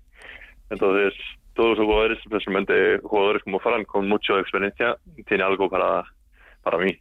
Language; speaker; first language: Spanish; non-native, learner; Icelandic